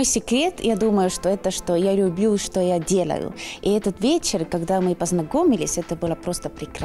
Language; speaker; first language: Russian; non-native, local second language; Estonian